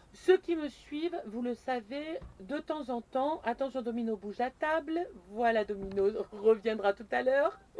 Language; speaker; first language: French; native; French